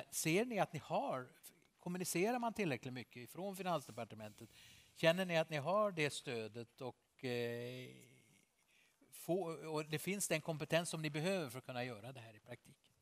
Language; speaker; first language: Swedish; native; Swedish